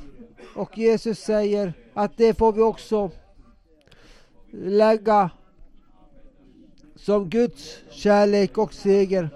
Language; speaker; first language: Swedish; non-native, local second language; Finnish